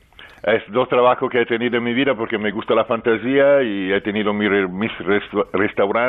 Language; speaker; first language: Spanish; non-native, fluent; Italian